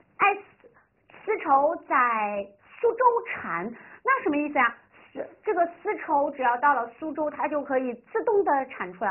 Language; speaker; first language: Chinese; native; Chinese